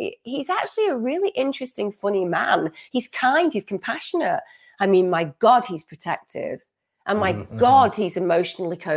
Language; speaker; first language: English; native; English